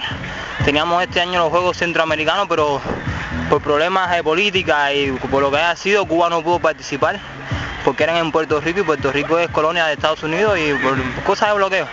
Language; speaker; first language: Spanish; native; Spanish